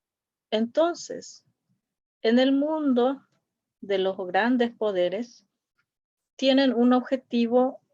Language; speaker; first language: Spanish; non-native, local second language; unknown